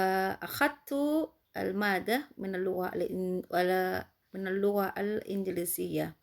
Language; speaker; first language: Arabic; non-native, fluent; Indonesian